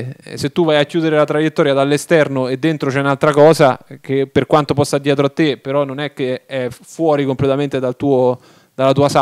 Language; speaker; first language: Italian; native; Italian